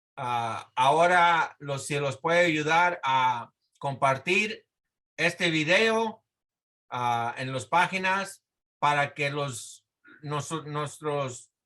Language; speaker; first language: Spanish; early bilingual, heritage; Spanish